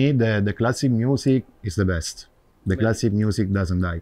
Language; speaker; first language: English; non-native, fluent; Italian